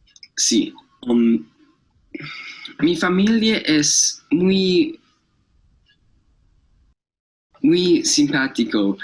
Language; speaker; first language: Spanish; non-native, learner; English